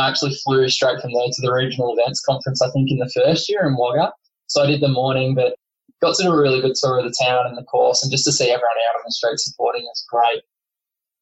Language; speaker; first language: English; native; English